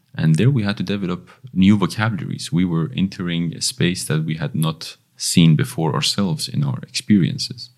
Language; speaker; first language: English; non-native, fluent; Persian